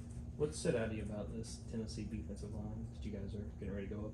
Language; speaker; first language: English; native; English